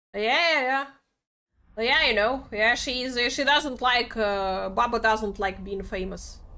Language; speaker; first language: English; non-native, fluent; Russian